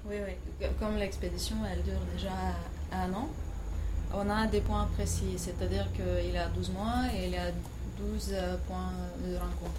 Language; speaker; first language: French; non-native, fluent; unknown